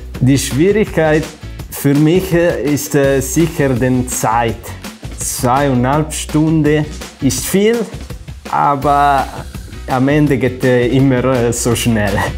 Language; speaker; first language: German; non-native, local second language; Italian